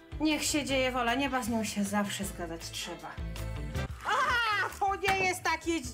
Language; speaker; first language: Polish; native; Polish